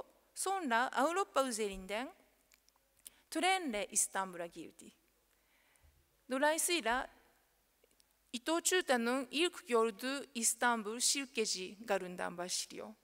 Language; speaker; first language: Turkish; non-native, fluent; Japanese